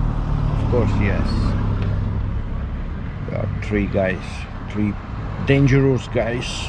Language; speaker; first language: English; non-native, learner; Romanian